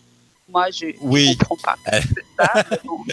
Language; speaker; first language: French; non-native, fluent; Portuguese